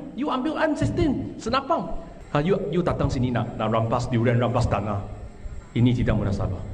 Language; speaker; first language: Malay; non-native, local second language; Chinese